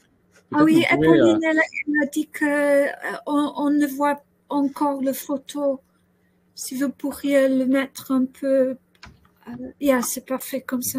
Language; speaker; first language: French; non-native, learner; English